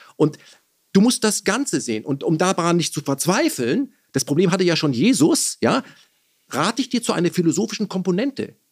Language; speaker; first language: German; early bilingual, other home language; Persian